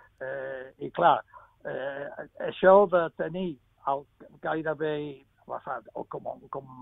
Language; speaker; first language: Catalan; non-native, fluent; English